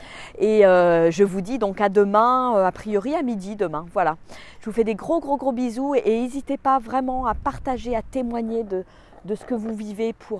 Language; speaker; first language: French; native; French